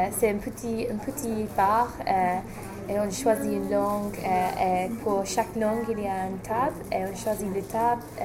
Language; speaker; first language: French; non-native, fluent; English